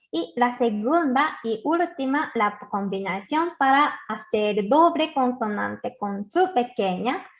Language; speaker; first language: Spanish; non-native, fluent; Japanese